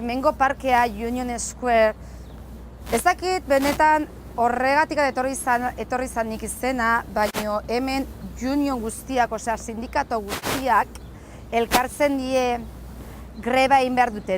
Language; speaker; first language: Basque; non-native, local second language; Spanish